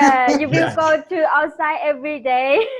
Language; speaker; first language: English; non-native, learner; Thai